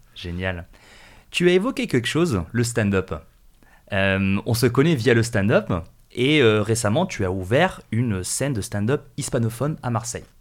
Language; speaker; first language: French; native; French